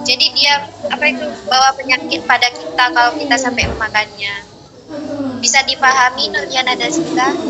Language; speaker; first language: Indonesian; native; Indonesian